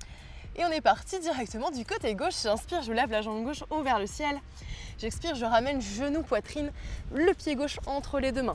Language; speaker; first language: French; native; French